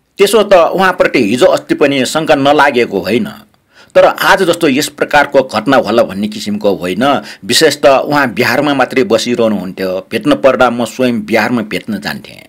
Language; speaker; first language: Nepali; native; Nepali